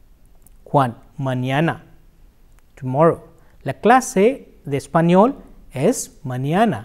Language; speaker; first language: Spanish; non-native, fluent; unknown